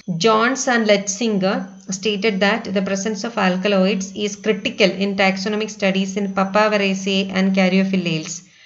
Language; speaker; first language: English; non-native, local second language; Malayalam